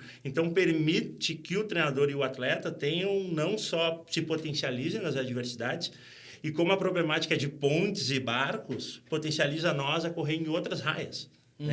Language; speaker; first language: Portuguese; native; Portuguese